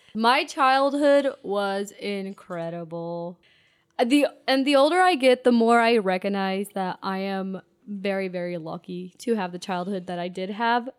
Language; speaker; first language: English; non-native, local second language; Pennsylvania German